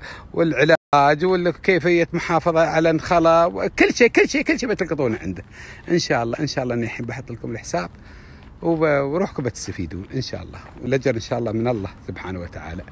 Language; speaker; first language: Arabic; native; Arabic